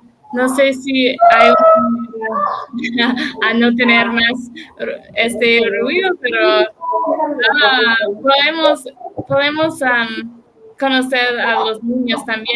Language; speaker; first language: Spanish; non-native, learner; English